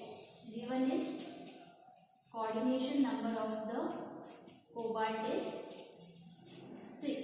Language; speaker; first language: English; non-native, local second language; Marathi